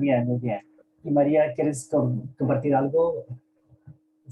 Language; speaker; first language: Spanish; early bilingual, heritage; Spanish